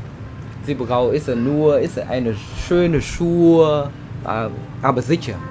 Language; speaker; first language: German; non-native, learner; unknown